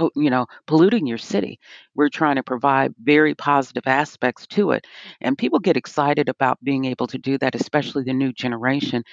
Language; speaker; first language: English; native; English